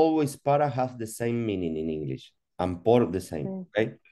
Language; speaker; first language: English; non-native, learner; Spanish